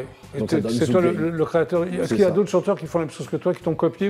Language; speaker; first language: French; native; French